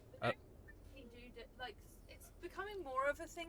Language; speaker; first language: English; native; English